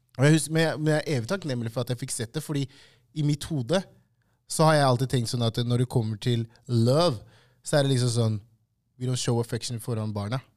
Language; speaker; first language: Norwegian; early bilingual, other home language; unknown